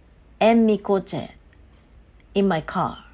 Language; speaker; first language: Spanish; non-native, learner; Japanese